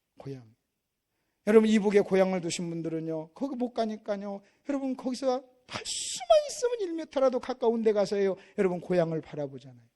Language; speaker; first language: Korean; native; Korean